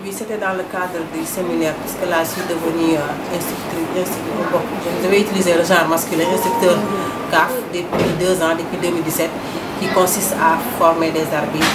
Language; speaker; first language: French; non-native, local second language; Fula